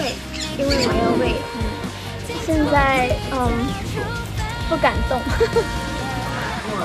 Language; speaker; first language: Chinese; non-native, fluent; Thai